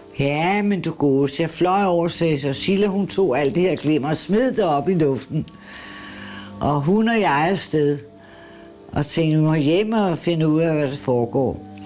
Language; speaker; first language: Danish; native; Danish